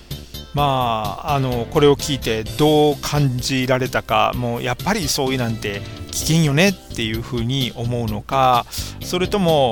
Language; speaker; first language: Japanese; native; Japanese